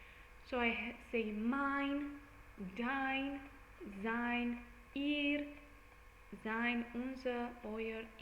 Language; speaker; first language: German; non-native, learner; English